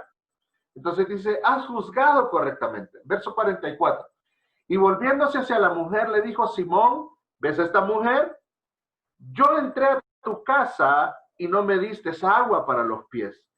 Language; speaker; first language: Spanish; native; Spanish